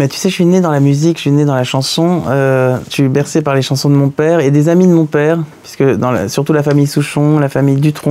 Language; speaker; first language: French; native; French